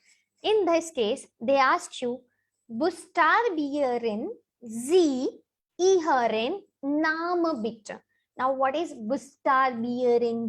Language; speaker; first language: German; non-native, learner; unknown